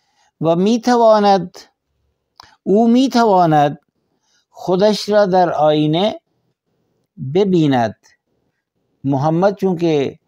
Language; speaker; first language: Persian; non-native, fluent; Urdu